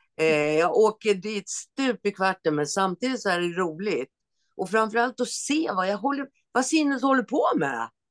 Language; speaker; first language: Swedish; native; Swedish